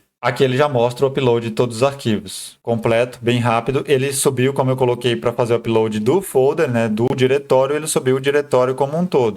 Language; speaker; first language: Portuguese; native; Portuguese